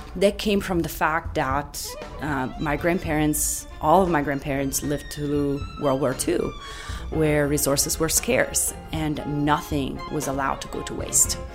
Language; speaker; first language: English; non-native, fluent; Italian